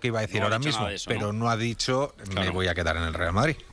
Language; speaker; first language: Spanish; native; Spanish